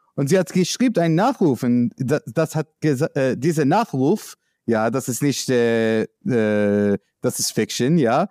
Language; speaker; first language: German; non-native, learner; English